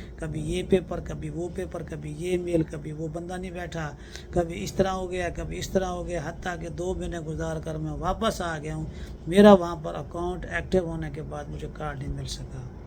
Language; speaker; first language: Urdu; non-native, local second language; Punjabi